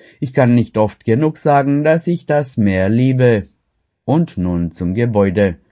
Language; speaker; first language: German; non-native, fluent; Romanian